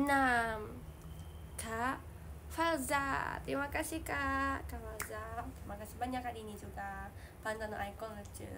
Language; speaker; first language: Indonesian; non-native, learner; Japanese